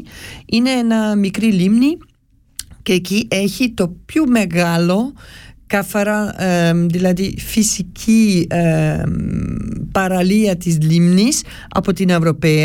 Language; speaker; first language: Greek; early bilingual, heritage; Greek